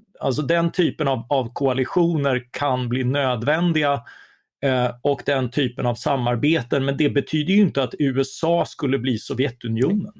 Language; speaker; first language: Swedish; native; Swedish